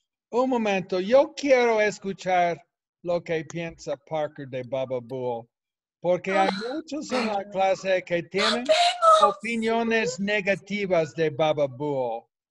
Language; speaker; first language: Spanish; non-native, fluent; English